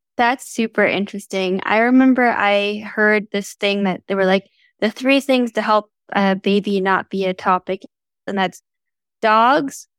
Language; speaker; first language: English; native; English